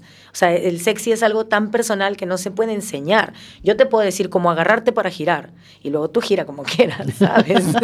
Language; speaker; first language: Spanish; native; Spanish